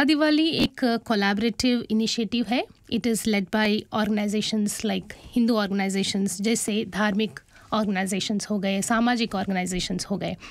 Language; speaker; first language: Hindi; non-native, local second language; Kannada